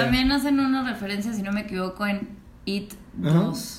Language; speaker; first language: Spanish; native; Spanish